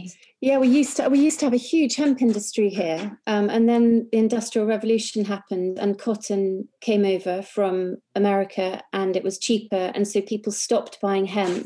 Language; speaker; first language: English; native; English